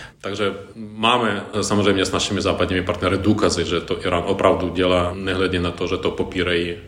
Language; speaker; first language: Czech; non-native, fluent; Ukrainian